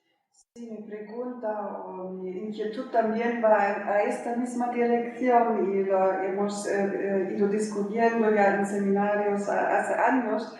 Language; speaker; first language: Spanish; non-native, fluent; German